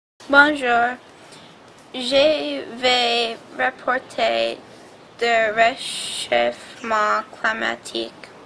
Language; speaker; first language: French; non-native, learner; English